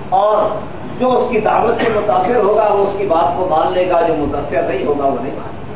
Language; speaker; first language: Urdu; non-native, local second language; Punjabi